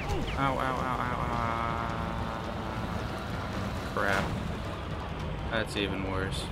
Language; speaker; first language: English; native; English